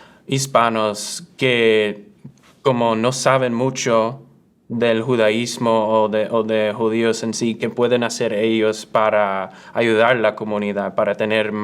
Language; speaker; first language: Spanish; early bilingual, other home language; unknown